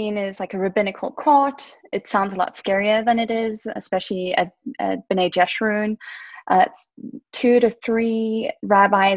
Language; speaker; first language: English; early bilingual, other home language; French